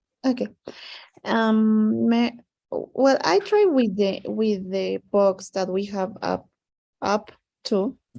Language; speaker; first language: English; non-native, learner; Spanish